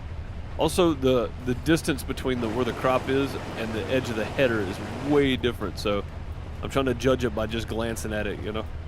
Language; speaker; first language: English; native; English